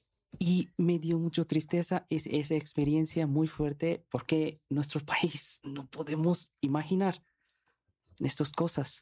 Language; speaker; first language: Spanish; non-native, learner; Bangla